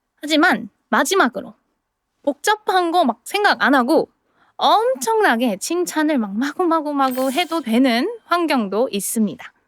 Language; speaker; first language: Korean; native; Korean